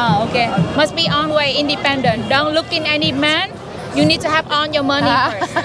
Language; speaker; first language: English; non-native, learner; Vietnamese